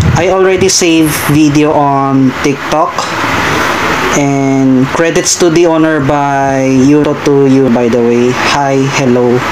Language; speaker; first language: English; non-native, local second language; Filipino